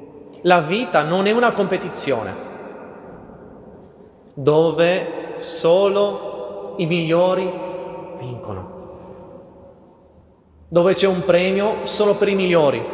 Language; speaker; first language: Italian; non-native, fluent; Portuguese